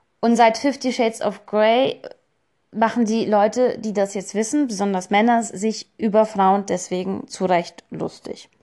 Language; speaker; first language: German; non-native, fluent; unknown